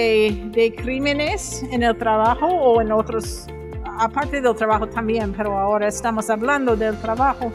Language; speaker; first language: Spanish; non-native, fluent; English